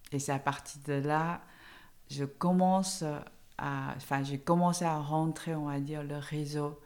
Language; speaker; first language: French; non-native, fluent; Chinese